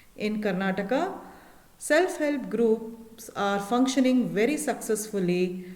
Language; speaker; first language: English; non-native, local second language; Kannada